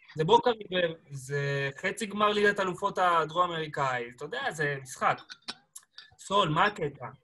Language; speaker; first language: Hebrew; early bilingual, other home language; Spanish